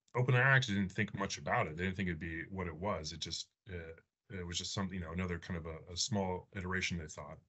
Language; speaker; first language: English; native; English